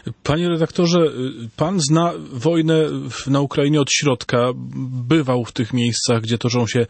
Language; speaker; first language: Polish; native; Polish